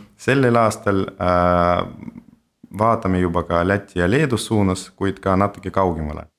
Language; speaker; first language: Estonian; non-native, local second language; Russian